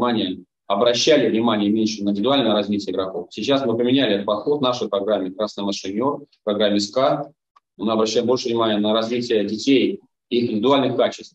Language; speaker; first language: Russian; native; Russian